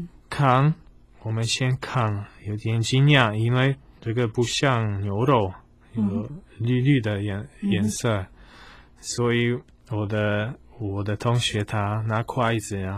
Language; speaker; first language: Chinese; non-native, fluent; Polish